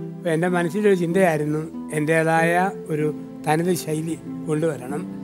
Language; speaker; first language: Malayalam; native; Malayalam